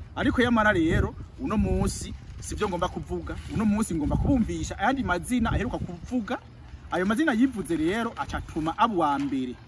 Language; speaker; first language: Rundi; native; Rundi